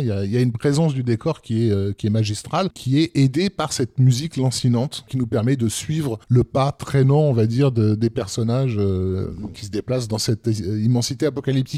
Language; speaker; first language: French; native; French